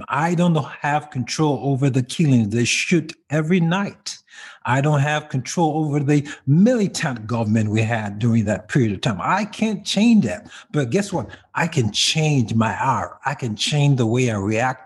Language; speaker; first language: English; non-native, local second language; Yoruba